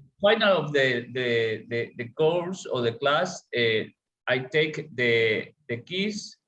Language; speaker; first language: English; non-native, learner; Spanish